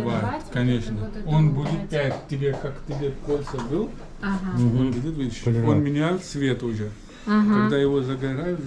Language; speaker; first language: Russian; non-native, learner; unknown